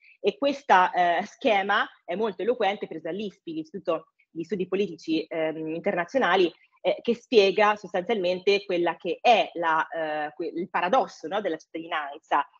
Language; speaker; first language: Italian; early bilingual, other home language; English